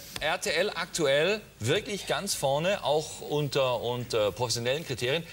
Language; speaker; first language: German; native; German